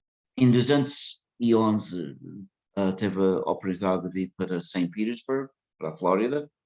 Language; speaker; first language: Portuguese; early bilingual, heritage; English